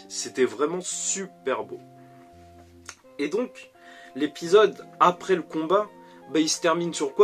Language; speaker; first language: French; native; French